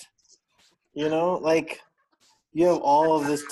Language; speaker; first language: English; non-native, local second language; Filipino